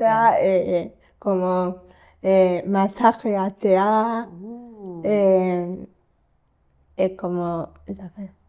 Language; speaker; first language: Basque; non-native, local second language; Spanish